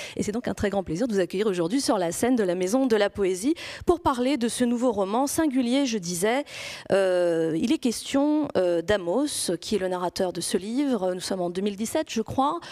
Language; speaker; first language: French; non-native, fluent; Greek